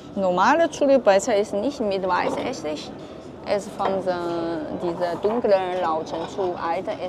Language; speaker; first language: German; non-native, learner; Chinese